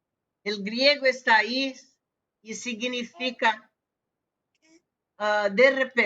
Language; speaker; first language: Spanish; non-native, fluent; Portuguese